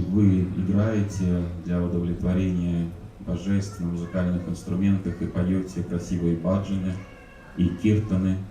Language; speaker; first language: Russian; native; Russian